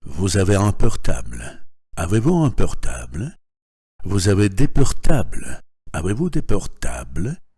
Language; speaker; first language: French; non-native, fluent; Russian